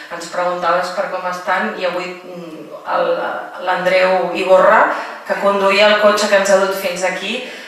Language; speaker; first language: Catalan; native; Catalan